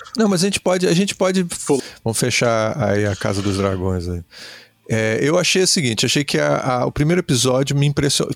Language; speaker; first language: Portuguese; native; Portuguese